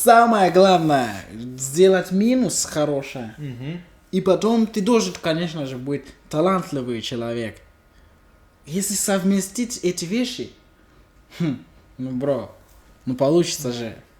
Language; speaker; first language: Russian; non-native, fluent; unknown